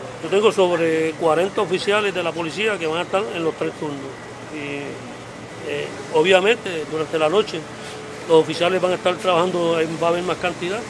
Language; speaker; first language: Spanish; native; Spanish